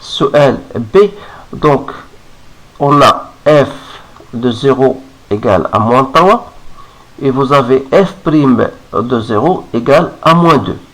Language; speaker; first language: French; non-native, local second language; Arabic